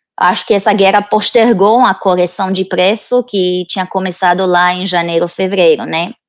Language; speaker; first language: Portuguese; non-native, fluent; Romanian